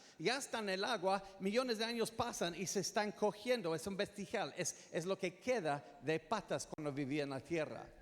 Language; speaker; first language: Spanish; non-native, fluent; English